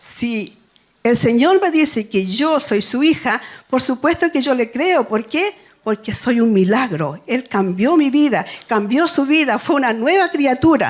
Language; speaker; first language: Spanish; native; Spanish